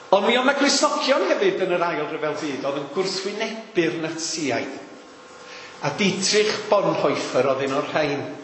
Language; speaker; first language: Welsh; native; Welsh